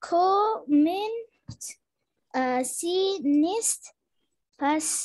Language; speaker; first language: French; non-native, learner; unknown